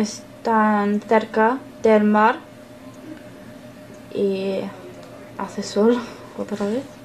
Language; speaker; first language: Spanish; non-native, learner; English